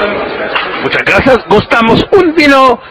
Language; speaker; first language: Spanish; non-native, learner; French